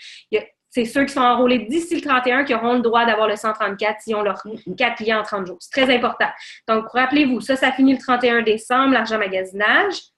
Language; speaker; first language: French; native; French